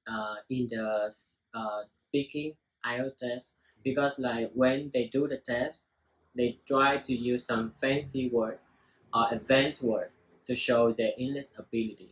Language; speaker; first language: English; non-native, learner; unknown